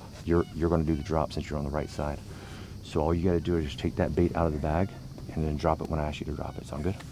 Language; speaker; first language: English; native; English